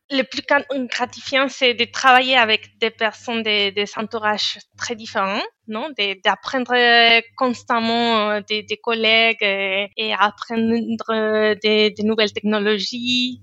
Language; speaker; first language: French; non-native, fluent; Spanish